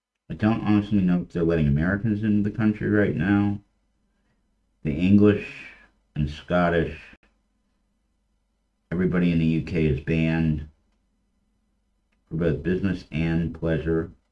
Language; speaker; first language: English; native; English